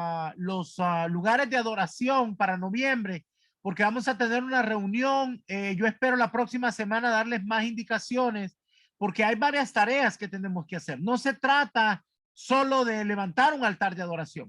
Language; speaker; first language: Spanish; native; Spanish